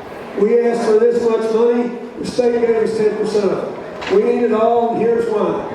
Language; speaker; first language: English; native; English